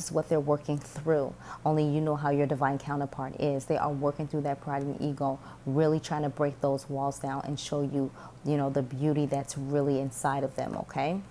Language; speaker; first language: English; native; English